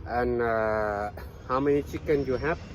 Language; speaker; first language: English; non-native, learner; Thai